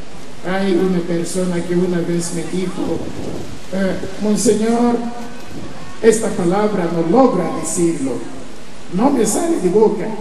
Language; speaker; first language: Spanish; non-native, fluent; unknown